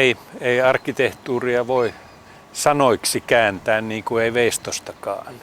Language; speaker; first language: Finnish; native; Finnish